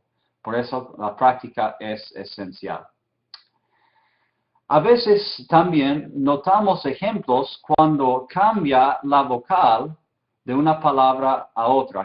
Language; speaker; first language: Spanish; non-native, fluent; English